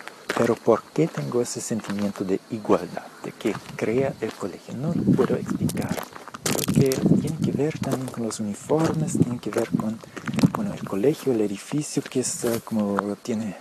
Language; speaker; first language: Spanish; early bilingual, heritage; Spanish